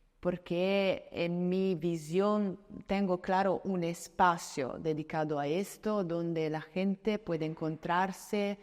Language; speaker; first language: Spanish; non-native, fluent; Italian